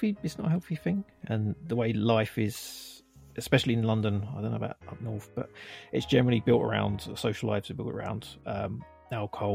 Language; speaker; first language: English; native; English